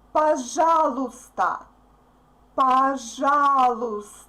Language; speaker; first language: Russian; native; Russian